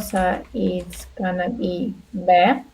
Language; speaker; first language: English; non-native, learner; Russian